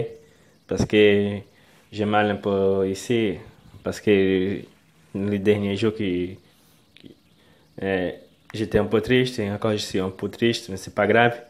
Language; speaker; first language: French; non-native, learner; Portuguese